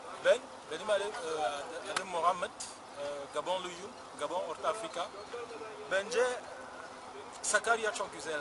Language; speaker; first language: Turkish; non-native, learner; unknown